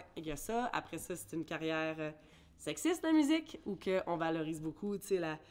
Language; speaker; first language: French; early bilingual, other home language; English